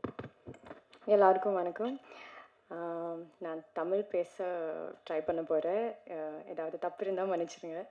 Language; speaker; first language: Tamil; non-native, learner; Malayalam